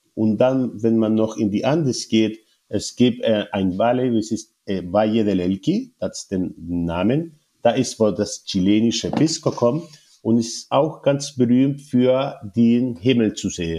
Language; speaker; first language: German; non-native, learner; Spanish